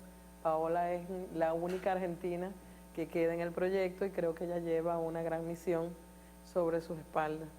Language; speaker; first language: Spanish; native; Spanish